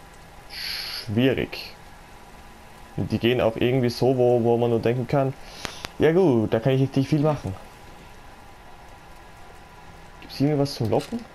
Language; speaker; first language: German; native; German